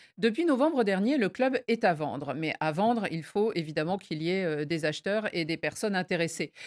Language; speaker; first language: French; native; French